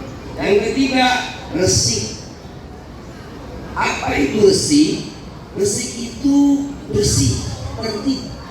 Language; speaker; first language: Indonesian; native; Indonesian